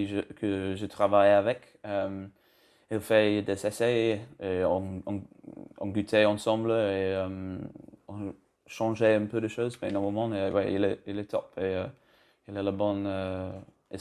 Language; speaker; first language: French; non-native, learner; English